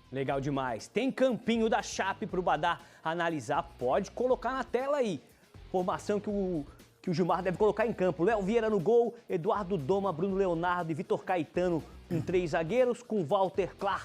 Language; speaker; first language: Portuguese; native; Portuguese